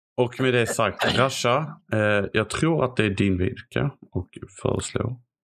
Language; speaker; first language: Swedish; early bilingual, other home language; Arabic